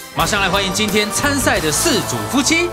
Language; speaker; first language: Chinese; native; Chinese